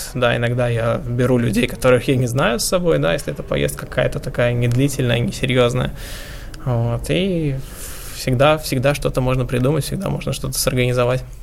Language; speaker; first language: Russian; native; Russian